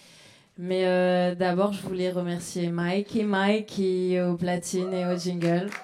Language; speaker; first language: French; native; French